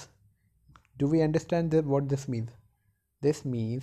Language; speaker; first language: English; non-native, local second language; Hindi